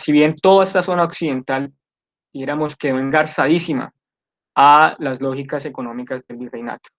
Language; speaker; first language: Spanish; native; Spanish